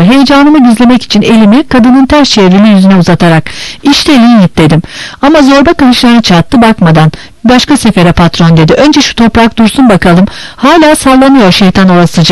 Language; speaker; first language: Turkish; native; Turkish